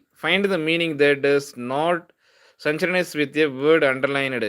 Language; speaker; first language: English; non-native, local second language; Tamil